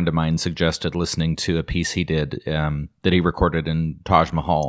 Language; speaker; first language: English; native; English